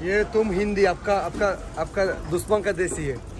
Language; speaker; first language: Hindi; non-native, learner; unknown